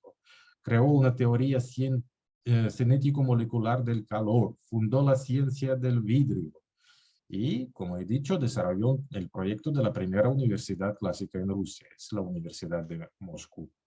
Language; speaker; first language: Spanish; non-native, fluent; Russian